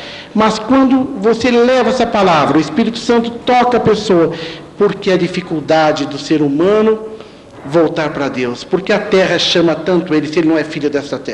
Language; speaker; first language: Portuguese; native; Portuguese